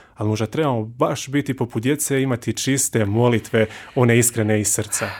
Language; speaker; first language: Croatian; native; Croatian